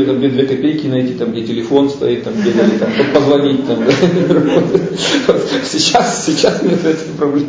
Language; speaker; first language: Russian; native; Russian